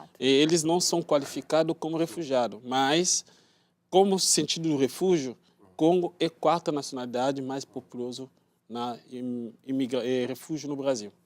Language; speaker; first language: Portuguese; non-native, learner; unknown